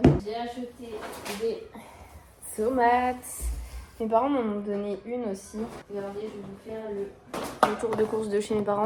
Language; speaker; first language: French; native; French